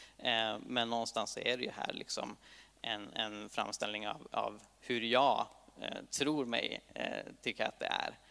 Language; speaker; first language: Swedish; native; Swedish